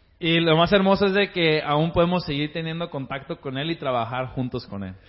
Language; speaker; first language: Spanish; native; Spanish